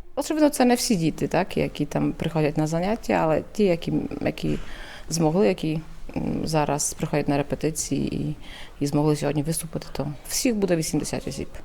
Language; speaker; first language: Ukrainian; early bilingual, heritage; Ukrainian